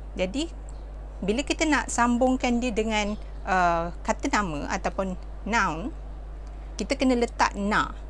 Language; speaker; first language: Malay; native; Malay